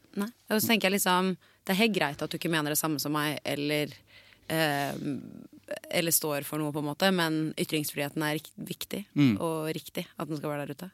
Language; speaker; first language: Norwegian; native; Norwegian